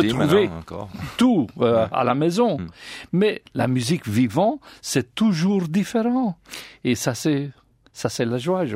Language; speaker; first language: French; non-native, learner; English